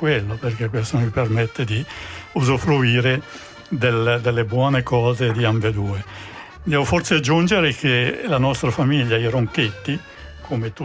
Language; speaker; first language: Italian; native; Italian